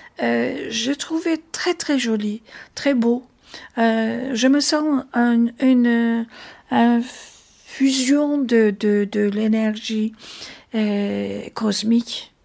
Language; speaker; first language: French; non-native, fluent; Turkish